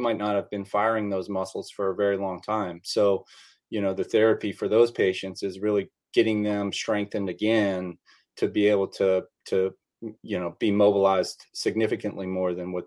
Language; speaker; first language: English; native; English